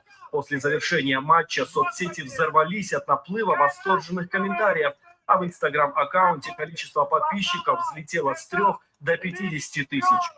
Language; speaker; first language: Russian; native; Russian